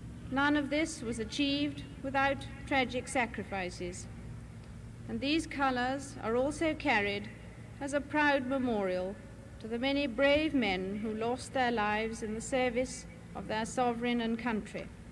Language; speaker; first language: English; early bilingual, other home language; French